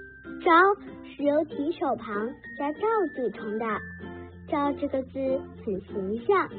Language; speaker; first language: Chinese; native; Chinese